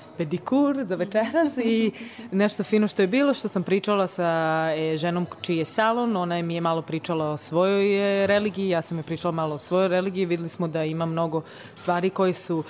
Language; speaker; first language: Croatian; early bilingual, other home language; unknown